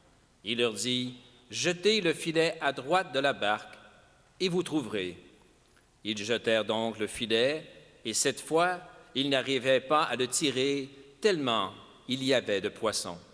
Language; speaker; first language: French; native; French